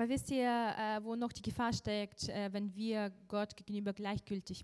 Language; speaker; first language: German; non-native, fluent; Russian